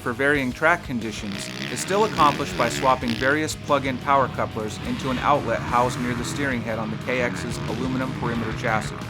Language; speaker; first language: English; native; English